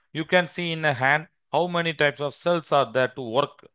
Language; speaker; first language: English; non-native, local second language; Tamil